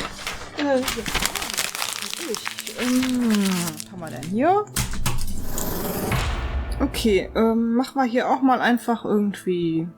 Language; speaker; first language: German; native; German